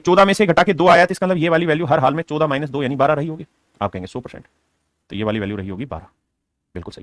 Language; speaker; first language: Hindi; native; Hindi